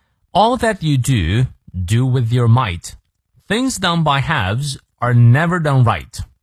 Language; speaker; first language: English; non-native, fluent; Chinese